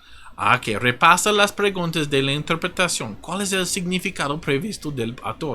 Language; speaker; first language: Spanish; non-native, fluent; English